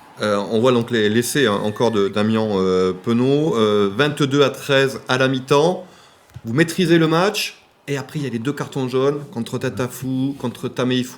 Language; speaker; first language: French; native; French